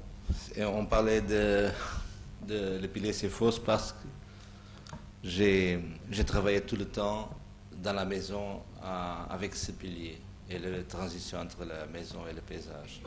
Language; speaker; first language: French; non-native, fluent; Portuguese